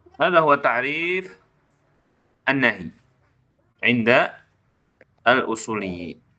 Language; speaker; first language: Arabic; non-native, fluent; Indonesian